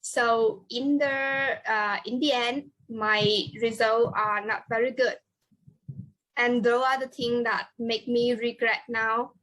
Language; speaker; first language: English; non-native, learner; Vietnamese